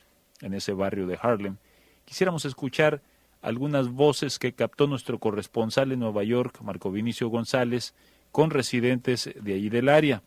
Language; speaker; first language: Spanish; native; Spanish